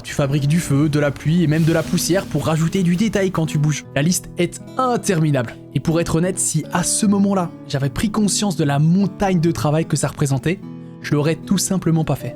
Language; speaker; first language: French; native; French